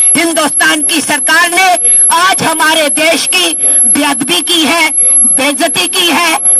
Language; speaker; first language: Hindi; native; Hindi